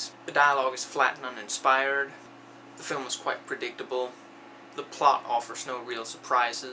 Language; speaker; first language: English; native; English